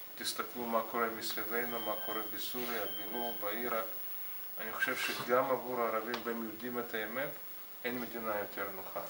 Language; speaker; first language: Hebrew; non-native, fluent; Russian